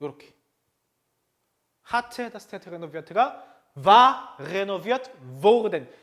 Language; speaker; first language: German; non-native, fluent; Korean